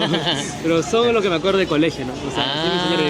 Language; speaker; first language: Spanish; native; Spanish